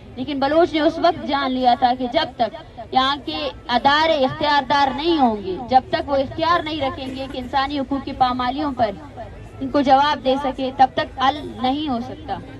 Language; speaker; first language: Urdu; non-native, local second language; Baluchi